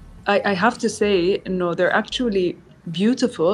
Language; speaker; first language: English; non-native, local second language; Arabic